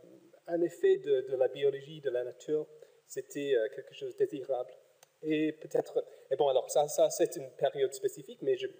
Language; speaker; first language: French; non-native, fluent; English